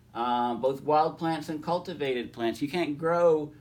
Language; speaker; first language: English; native; English